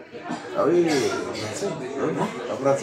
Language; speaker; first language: French; non-native, fluent; Spanish